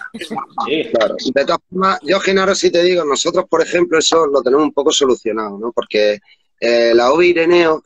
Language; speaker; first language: Spanish; native; Spanish